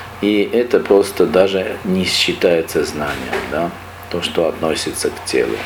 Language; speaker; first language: Russian; non-native, local second language; Armenian